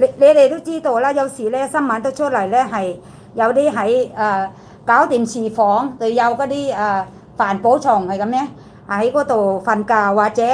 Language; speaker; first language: Cantonese; non-native, learner; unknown